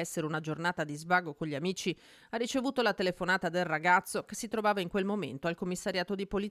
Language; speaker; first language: Italian; native; Italian